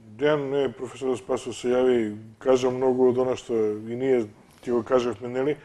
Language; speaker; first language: Macedonian; native; Macedonian